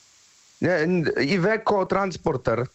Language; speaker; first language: German; non-native, learner; Polish